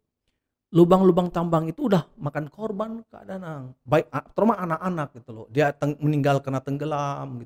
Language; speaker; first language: Indonesian; native; Indonesian